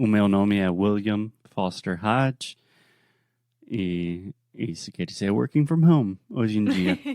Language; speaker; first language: Portuguese; non-native, fluent; English